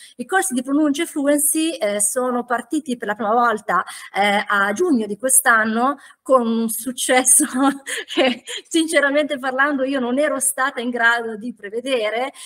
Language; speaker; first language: Italian; native; Italian